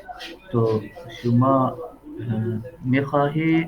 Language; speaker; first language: Persian; non-native, learner; Urdu